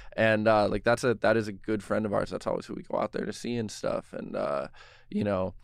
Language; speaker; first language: English; native; English